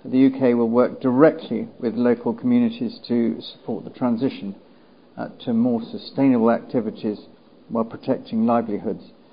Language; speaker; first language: English; native; English